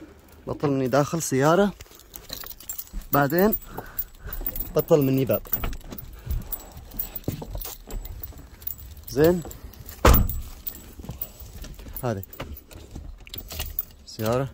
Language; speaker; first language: Arabic; non-native, learner; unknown